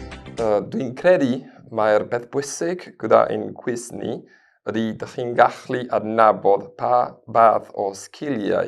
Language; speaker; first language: Welsh; non-native, fluent; Spanish